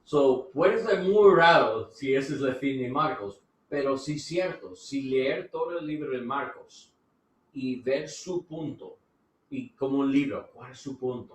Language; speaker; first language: Spanish; non-native, learner; English